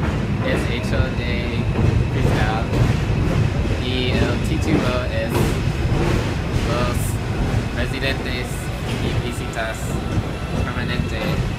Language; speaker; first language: Spanish; non-native, learner; English